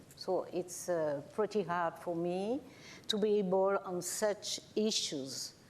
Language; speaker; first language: English; non-native, learner; French